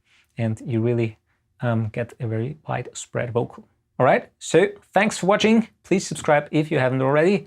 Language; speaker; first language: English; non-native, fluent; German